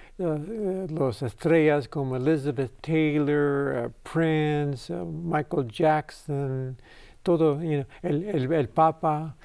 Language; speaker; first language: Spanish; early bilingual, heritage; English